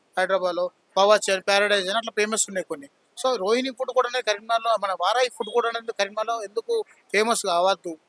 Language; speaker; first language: Telugu; native; Telugu